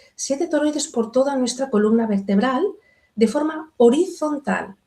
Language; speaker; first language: Spanish; native; Spanish